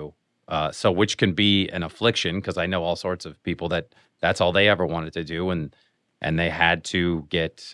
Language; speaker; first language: English; native; English